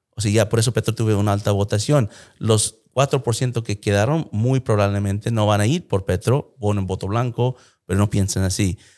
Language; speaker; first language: Spanish; early bilingual, heritage; Spanish